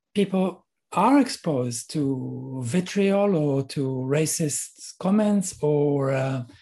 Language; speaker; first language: English; non-native, fluent; Hebrew